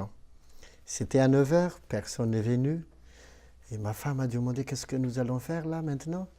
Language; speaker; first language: French; non-native, local second language; Malagasy